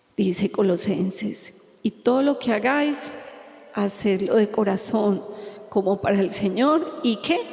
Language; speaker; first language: Spanish; native; Spanish